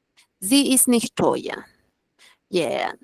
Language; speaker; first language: German; non-native, fluent; Spanish